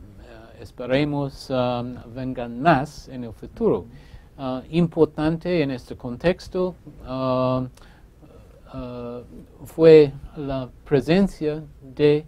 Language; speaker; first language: Spanish; non-native, fluent; English